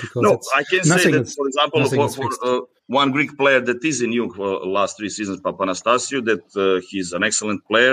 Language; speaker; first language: English; non-native, fluent; Greek